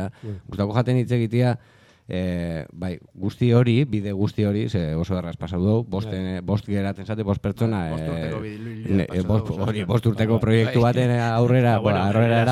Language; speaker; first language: Basque; native; Basque